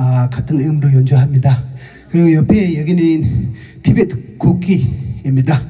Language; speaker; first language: Korean; non-native, fluent; Tibetan